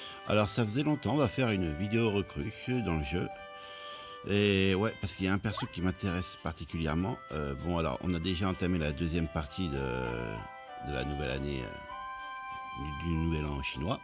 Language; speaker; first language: French; native; French